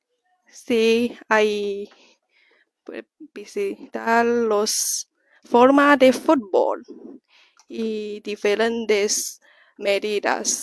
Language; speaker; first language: Spanish; non-native, learner; Chinese